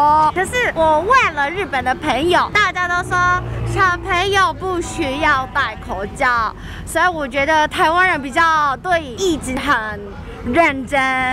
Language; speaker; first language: Chinese; non-native, fluent; Japanese